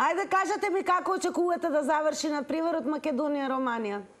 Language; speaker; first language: Macedonian; native; Macedonian